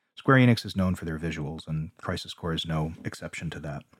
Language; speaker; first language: English; native; English